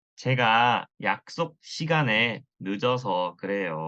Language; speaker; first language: Korean; non-native, learner; Thai